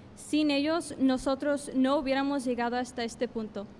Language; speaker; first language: Spanish; early bilingual, heritage; Spanish